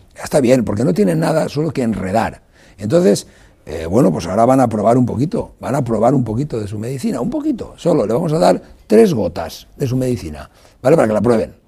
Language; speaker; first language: Spanish; non-native, local second language; Catalan